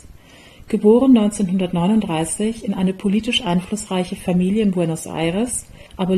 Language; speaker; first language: German; native; German